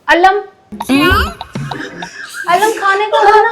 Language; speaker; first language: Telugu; non-native, learner; Hindi